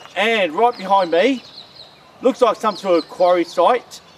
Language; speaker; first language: English; native; English